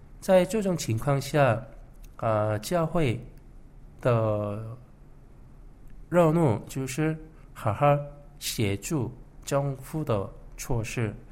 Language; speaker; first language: Chinese; non-native, fluent; Korean